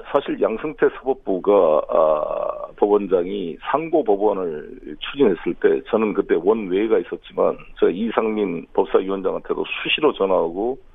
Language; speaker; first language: Korean; native; Korean